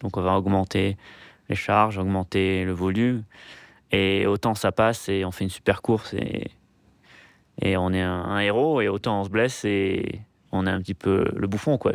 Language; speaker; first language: French; native; French